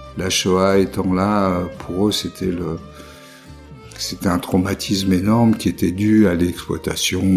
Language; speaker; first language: French; native; French